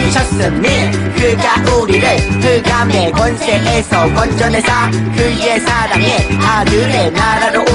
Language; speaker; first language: Korean; native; Korean